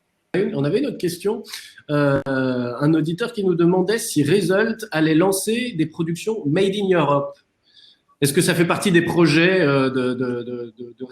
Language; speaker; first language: French; native; French